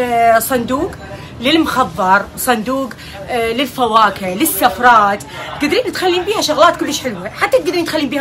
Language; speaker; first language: Arabic; native; Arabic